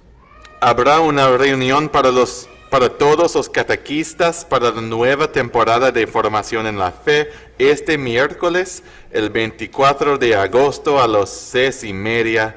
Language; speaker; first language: Spanish; non-native, learner; English